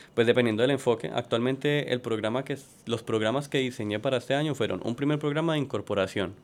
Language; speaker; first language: Spanish; native; Spanish